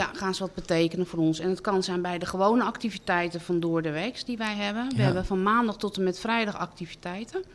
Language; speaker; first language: Dutch; native; Dutch